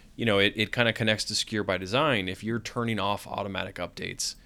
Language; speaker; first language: English; native; English